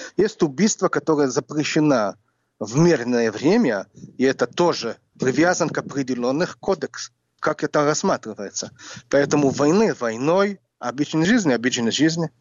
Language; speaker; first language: Russian; non-native, fluent; Hebrew